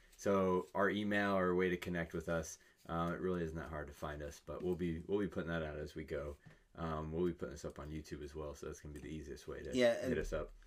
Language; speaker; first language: English; native; English